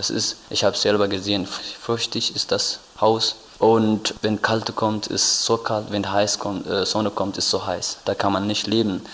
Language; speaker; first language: German; non-native, learner; Tigrinya